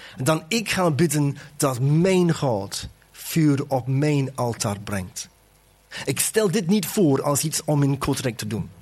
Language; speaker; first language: Dutch; non-native, fluent; English